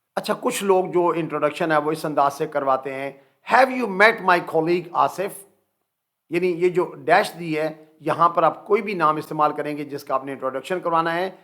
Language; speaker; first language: Urdu; native; Urdu